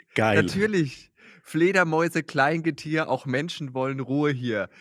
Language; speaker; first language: German; native; German